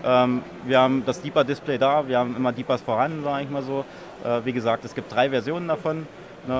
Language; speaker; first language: German; native; German